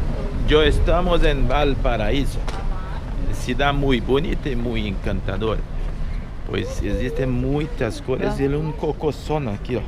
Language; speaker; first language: Spanish; non-native, learner; Portuguese